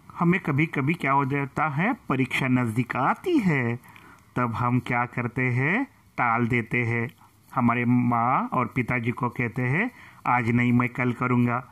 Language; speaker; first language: Hindi; non-native, local second language; Marathi